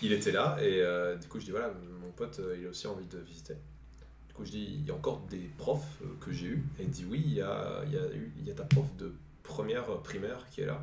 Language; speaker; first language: French; native; French